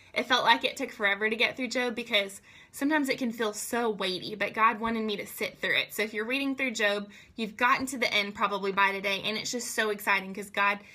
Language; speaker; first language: English; native; English